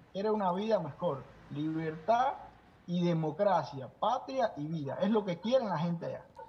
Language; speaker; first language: Spanish; native; Spanish